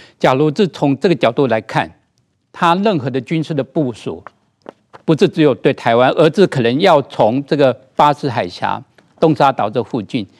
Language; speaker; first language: Chinese; native; Chinese